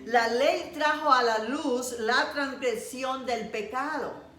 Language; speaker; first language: Spanish; native; Spanish